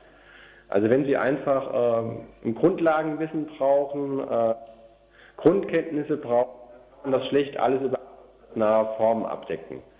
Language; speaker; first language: German; native; German